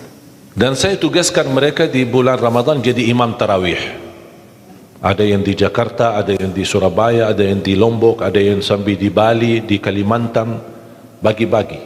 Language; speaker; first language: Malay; non-native, fluent; Arabic